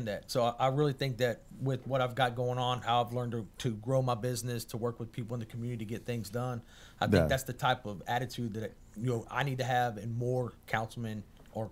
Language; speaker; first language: English; native; English